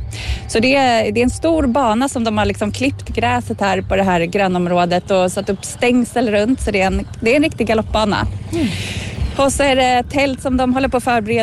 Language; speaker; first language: Swedish; native; Swedish